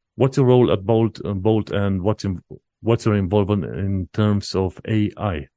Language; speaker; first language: English; non-native, fluent; Romanian